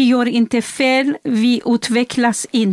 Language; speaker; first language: Swedish; non-native, fluent; Persian